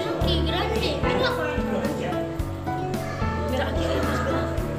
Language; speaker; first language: Spanish; early bilingual, other home language; Filipino